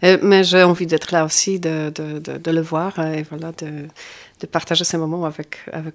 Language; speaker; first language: French; non-native, fluent; Polish